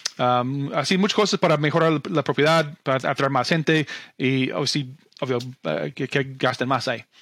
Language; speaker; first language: Spanish; non-native, fluent; English